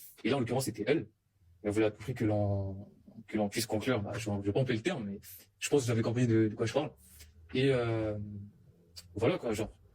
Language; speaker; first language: French; native; French